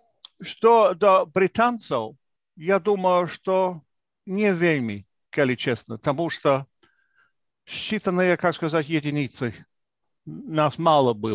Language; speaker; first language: Belarusian; non-native, fluent; English